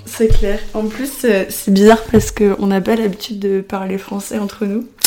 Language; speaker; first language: French; native; French